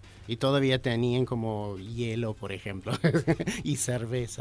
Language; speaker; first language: Spanish; non-native, fluent; English